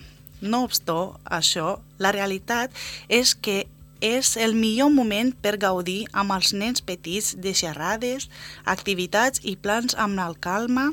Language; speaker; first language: Catalan; non-native, learner; Spanish